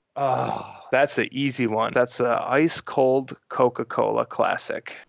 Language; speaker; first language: English; native; English